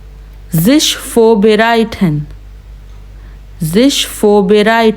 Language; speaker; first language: German; non-native, fluent; Urdu